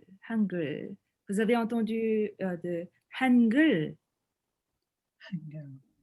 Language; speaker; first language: French; non-native, fluent; Korean